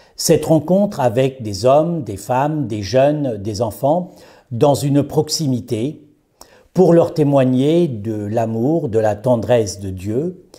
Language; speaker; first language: French; native; French